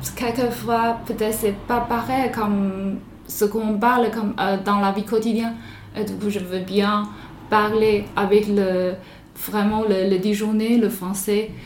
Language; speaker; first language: French; non-native, fluent; Chinese